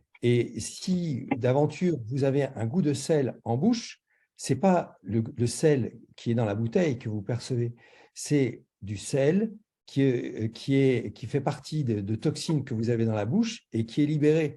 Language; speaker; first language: French; native; French